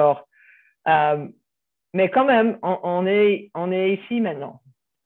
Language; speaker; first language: French; non-native, fluent; English